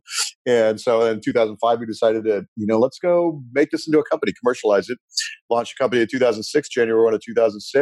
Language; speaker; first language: English; native; English